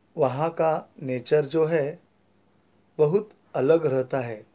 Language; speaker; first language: Hindi; non-native, local second language; Marathi